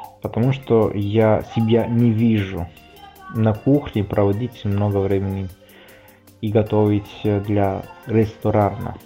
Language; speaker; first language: Russian; non-native, fluent; Italian